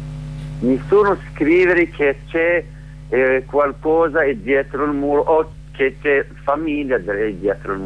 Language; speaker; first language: Italian; non-native, learner; Arabic